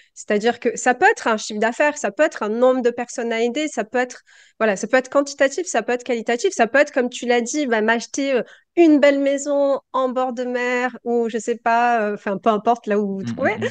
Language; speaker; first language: French; native; French